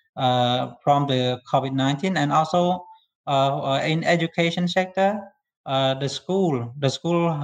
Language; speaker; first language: English; non-native, learner; Khmer